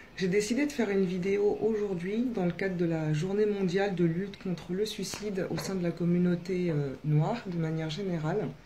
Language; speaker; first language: French; early bilingual, other home language; Soninke